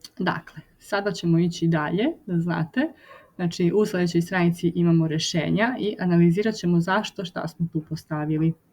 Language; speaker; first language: Bosnian; non-native, fluent; Italian